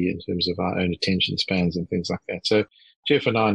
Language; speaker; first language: English; native; English